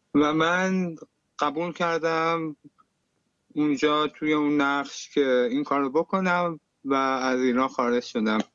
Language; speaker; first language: Persian; native; Persian